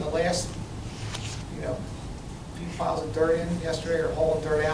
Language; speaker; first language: English; native; English